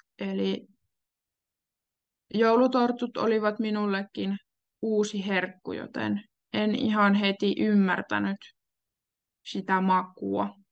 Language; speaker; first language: Finnish; native; Finnish